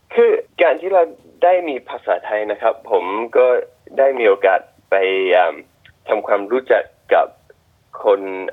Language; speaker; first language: Thai; non-native, fluent; English